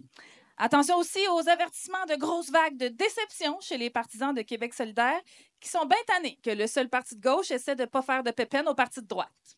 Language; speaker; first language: French; native; French